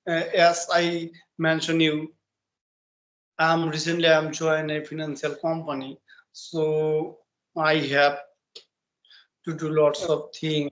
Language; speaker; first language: English; non-native, learner; Bangla